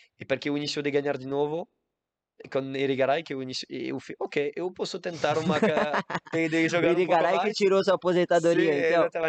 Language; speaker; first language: Portuguese; non-native, learner; French